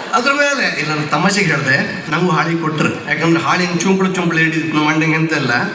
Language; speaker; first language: Kannada; native; Kannada